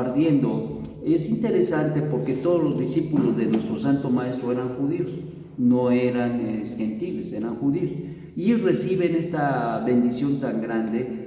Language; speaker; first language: Spanish; native; Spanish